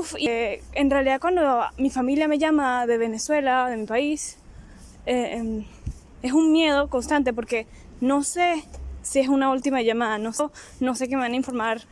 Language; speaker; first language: Spanish; native; Spanish